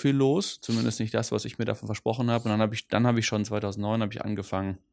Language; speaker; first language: German; non-native, local second language; Dutch